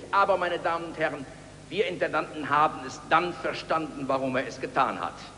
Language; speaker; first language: German; native; German